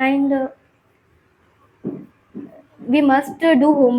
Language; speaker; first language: English; non-native, learner; Kannada